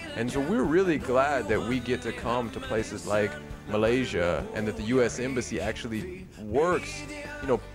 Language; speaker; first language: English; native; English